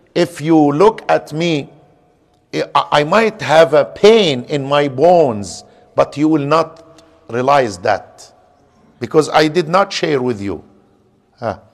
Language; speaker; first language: English; non-native, fluent; Arabic